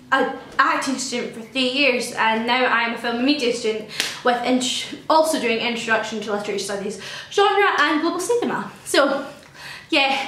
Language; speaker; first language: English; native; English